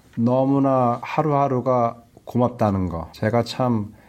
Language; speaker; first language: Korean; native; Korean